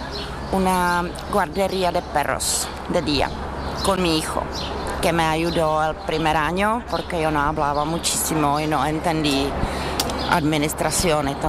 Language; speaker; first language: Spanish; non-native, fluent; Czech